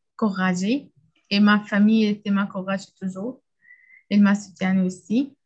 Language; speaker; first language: French; non-native, learner; Arabic